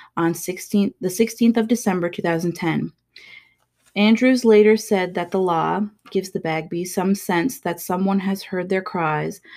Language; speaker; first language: English; native; English